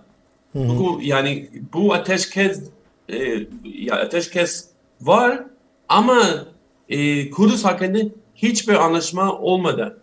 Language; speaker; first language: Turkish; non-native, fluent; English